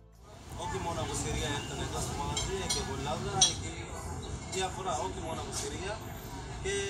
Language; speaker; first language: Greek; non-native, learner; Arabic